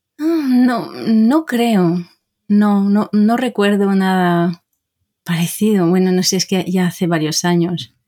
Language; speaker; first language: Spanish; non-native, fluent; French